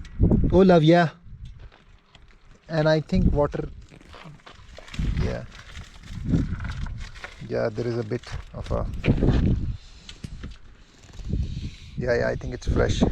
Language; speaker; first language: English; non-native, fluent; Hindi